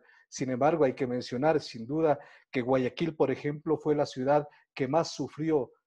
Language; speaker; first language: Spanish; native; Spanish